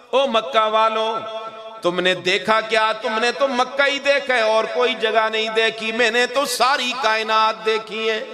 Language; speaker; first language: Urdu; non-native, local second language; Northern Hindko